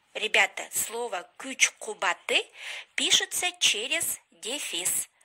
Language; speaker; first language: Russian; non-native, local second language; Kyrgyz